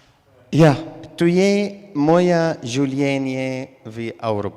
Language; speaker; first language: Slovenian; non-native, learner; Arabic